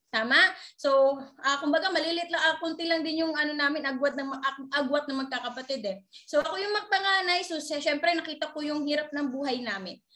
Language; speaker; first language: Filipino; non-native, local second language; Waray